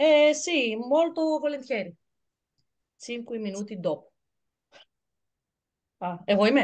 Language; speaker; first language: Italian; non-native, learner; Greek